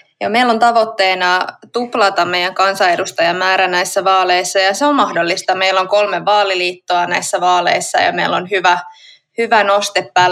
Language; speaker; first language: Finnish; native; Finnish